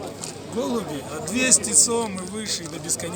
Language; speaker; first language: Russian; native; Russian